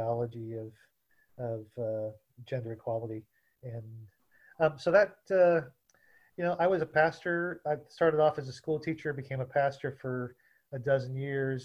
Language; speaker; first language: English; native; English